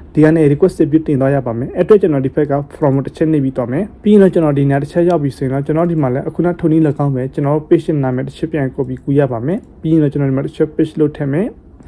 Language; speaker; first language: Burmese; native; Burmese